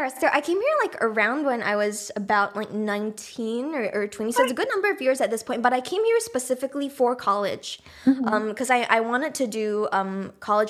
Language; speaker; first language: English; native; English